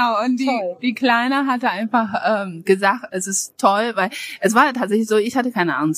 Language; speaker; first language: German; non-native, fluent; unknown